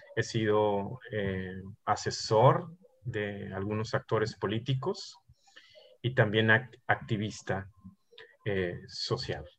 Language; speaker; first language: Spanish; native; Spanish